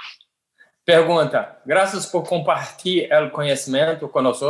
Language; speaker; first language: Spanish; non-native, learner; Portuguese